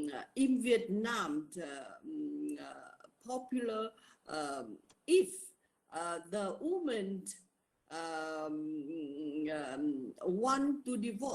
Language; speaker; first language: English; non-native, learner; Vietnamese